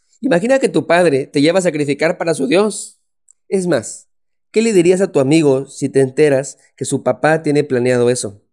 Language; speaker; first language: Spanish; native; Spanish